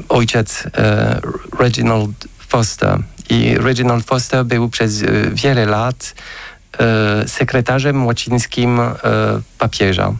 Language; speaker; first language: Polish; non-native, fluent; French